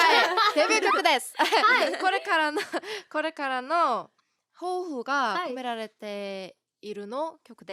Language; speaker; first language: Japanese; non-native, learner; Korean